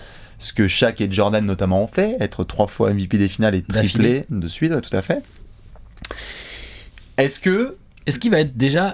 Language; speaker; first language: French; native; French